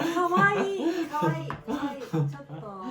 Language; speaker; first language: Japanese; non-native, learner; English